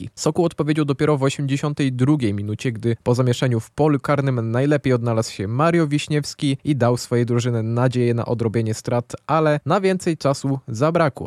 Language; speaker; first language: Polish; native; Polish